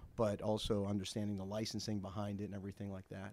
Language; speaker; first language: English; native; English